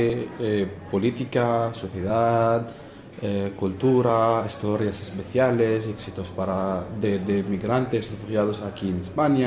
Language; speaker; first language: Spanish; non-native, fluent; Arabic